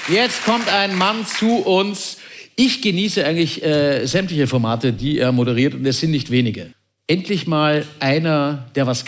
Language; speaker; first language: German; native; German